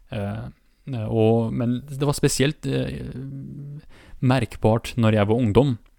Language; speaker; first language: Norwegian; early bilingual, other home language; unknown